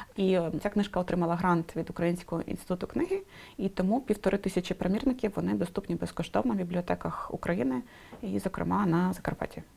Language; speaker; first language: Ukrainian; non-native, local second language; Russian